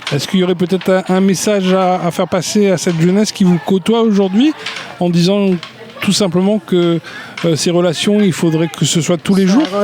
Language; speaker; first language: French; native; French